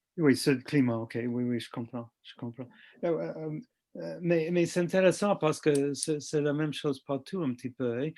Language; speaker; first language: French; non-native, fluent; English